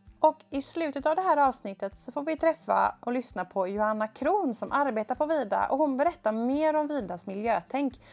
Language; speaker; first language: Swedish; native; Swedish